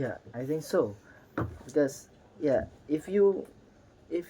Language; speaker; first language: English; non-native, learner; Indonesian